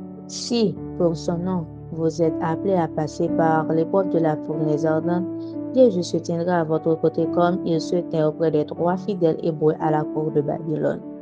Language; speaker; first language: French; non-native, local second language; Haitian Creole